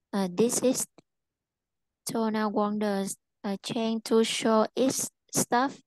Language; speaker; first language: English; non-native, learner; Vietnamese